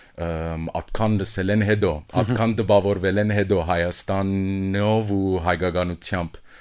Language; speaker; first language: Armenian; early bilingual, heritage; Armenian